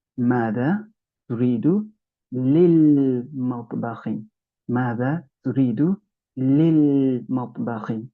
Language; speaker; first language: Arabic; non-native, fluent; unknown